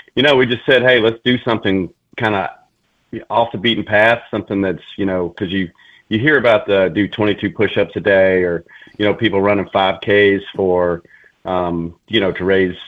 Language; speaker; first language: English; native; English